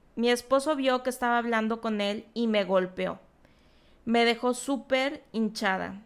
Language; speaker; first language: Spanish; native; Spanish